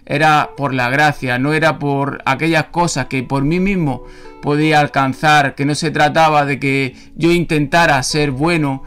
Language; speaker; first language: Spanish; native; Spanish